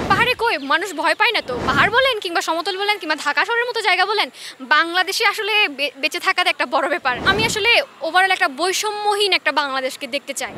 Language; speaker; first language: Bangla; non-native, local second language; Chakma